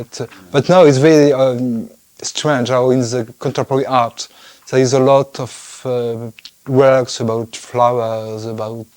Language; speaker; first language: English; non-native, fluent; French